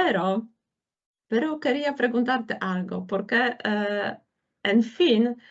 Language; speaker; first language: Spanish; non-native, fluent; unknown